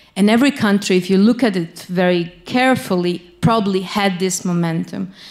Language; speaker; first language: English; non-native, fluent; Bosnian